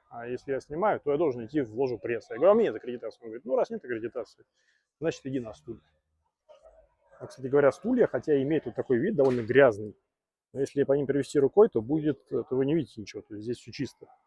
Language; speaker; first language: Russian; native; Russian